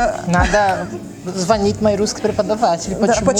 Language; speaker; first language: Russian; non-native, learner; Portuguese